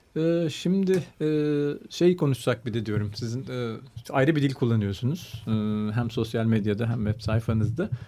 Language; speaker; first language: Turkish; native; Turkish